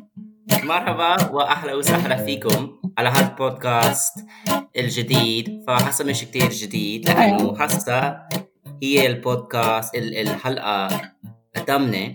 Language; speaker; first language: Arabic; non-native, fluent; English